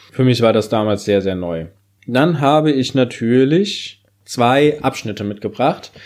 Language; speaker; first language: German; native; German